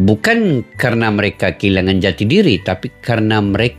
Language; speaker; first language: Indonesian; native; Indonesian